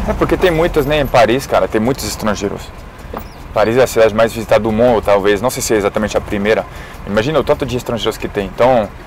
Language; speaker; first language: Portuguese; non-native, fluent; French